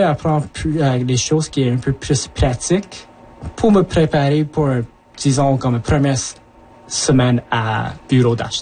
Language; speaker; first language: French; early bilingual, other home language; Japanese